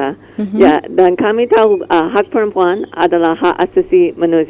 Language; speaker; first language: Indonesian; non-native, learner; English